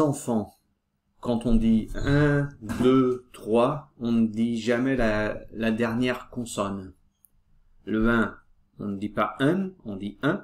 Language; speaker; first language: French; native; French